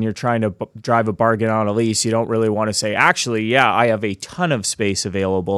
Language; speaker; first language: English; native; English